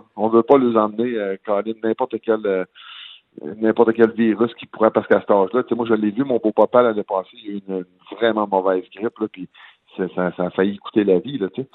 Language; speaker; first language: French; native; French